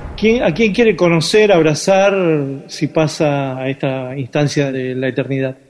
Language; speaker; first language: Spanish; native; Spanish